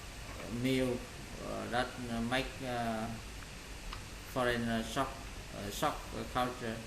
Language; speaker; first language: English; non-native, learner; Vietnamese